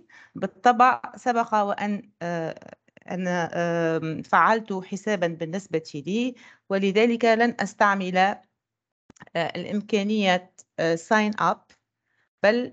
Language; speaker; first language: Arabic; native; Arabic